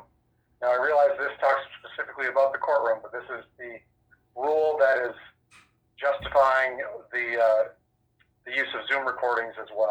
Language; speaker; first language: English; native; English